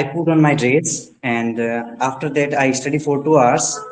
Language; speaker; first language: English; non-native, learner; Hindi